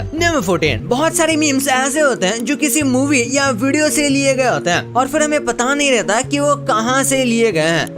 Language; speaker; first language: Hindi; native; Hindi